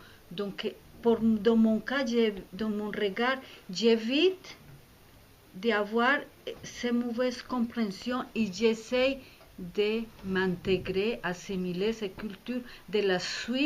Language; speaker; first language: French; non-native, fluent; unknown